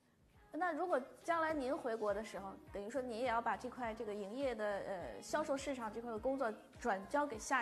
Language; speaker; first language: Chinese; native; Chinese